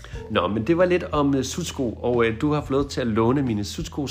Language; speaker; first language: Danish; native; Danish